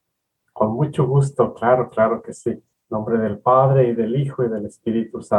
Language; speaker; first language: Spanish; native; Spanish